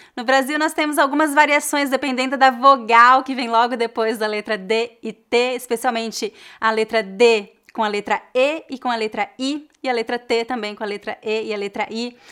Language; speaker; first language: Portuguese; native; Portuguese